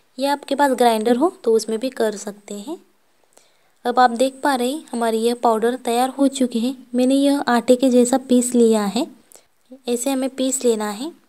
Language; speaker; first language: Hindi; non-native, local second language; Marathi